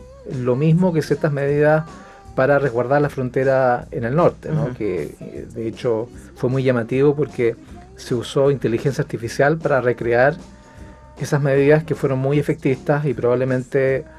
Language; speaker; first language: Spanish; native; Spanish